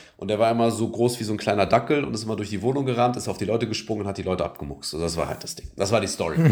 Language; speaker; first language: German; early bilingual, other home language; Turkish